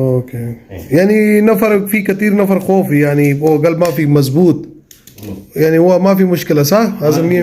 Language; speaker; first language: Arabic; non-native, learner; Urdu